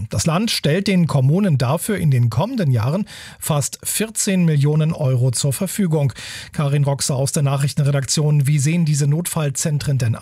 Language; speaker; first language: German; native; German